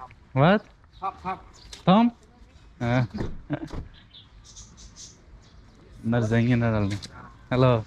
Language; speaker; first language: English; non-native, learner; Turkish